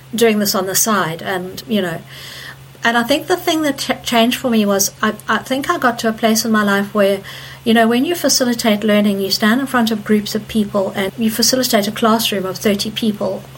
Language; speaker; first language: English; native; English